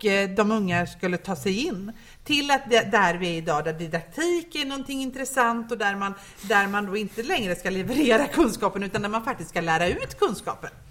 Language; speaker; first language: Swedish; native; Swedish